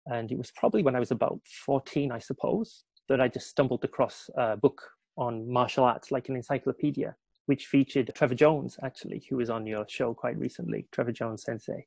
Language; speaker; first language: English; native; English